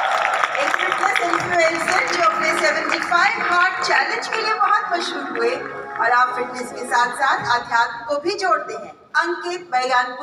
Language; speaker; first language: Hindi; native; Hindi